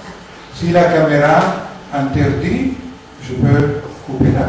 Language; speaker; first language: Spanish; non-native, learner; Italian